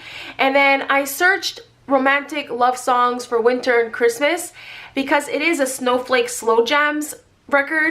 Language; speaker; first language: English; native; English